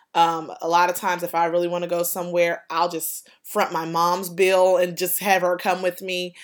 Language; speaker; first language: English; native; English